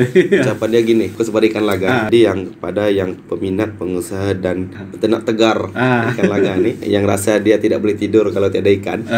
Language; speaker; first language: Malay; native; Malay